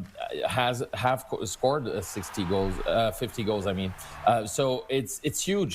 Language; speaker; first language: English; non-native, local second language; French